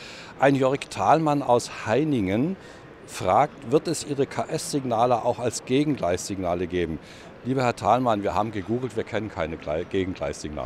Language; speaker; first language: German; native; German